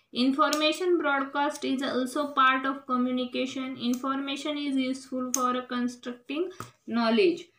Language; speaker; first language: English; non-native, local second language; Marathi